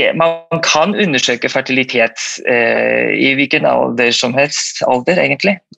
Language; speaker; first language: Norwegian; non-native, fluent; Malay